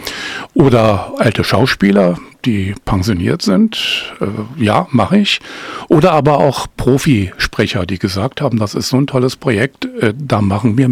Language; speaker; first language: German; native; German